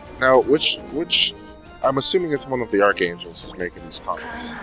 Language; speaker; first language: English; native; English